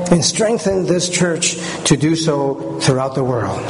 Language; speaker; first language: English; early bilingual, other home language; Chinese